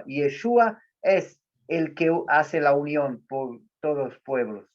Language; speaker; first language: Spanish; non-native, fluent; Portuguese